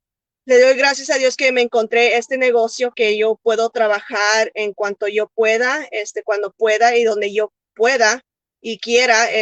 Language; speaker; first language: Spanish; early bilingual, heritage; Spanish